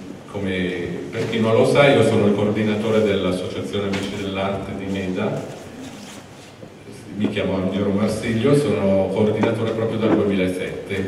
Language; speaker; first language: Italian; native; Italian